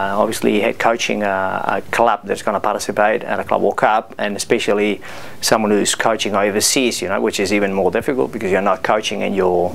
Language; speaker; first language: English; non-native, fluent; Spanish